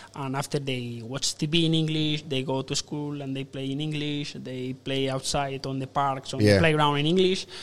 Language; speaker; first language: English; non-native, fluent; Spanish